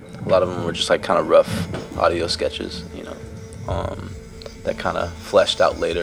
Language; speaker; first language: English; native; English